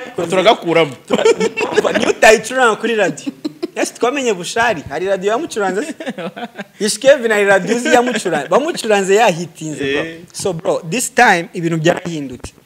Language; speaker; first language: Kinyarwanda; early bilingual, heritage; Kinyarwanda